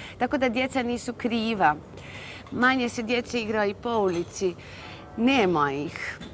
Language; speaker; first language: Croatian; native; Croatian